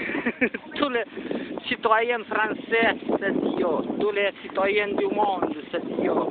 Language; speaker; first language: French; non-native, learner; Romanian